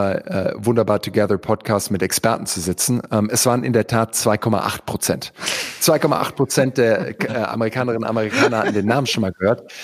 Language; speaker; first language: German; native; German